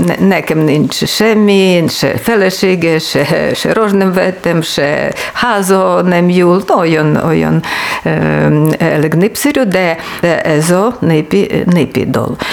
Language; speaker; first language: Hungarian; non-native, learner; Ukrainian